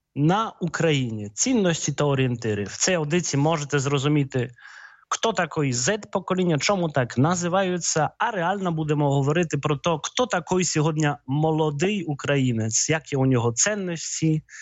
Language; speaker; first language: Ukrainian; non-native, fluent; Polish